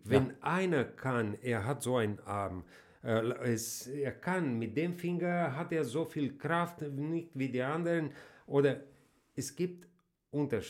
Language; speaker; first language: German; non-native, fluent; Romanian